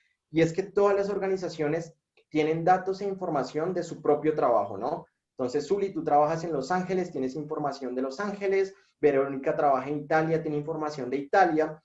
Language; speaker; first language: Spanish; native; Spanish